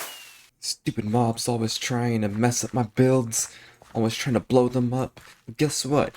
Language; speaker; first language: English; native; English